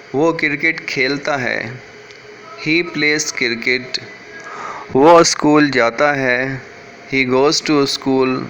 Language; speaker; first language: Urdu; native; Urdu